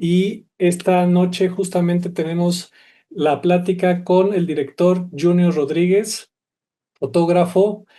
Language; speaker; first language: Spanish; native; Spanish